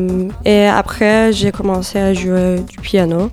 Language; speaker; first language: French; non-native, fluent; Turkish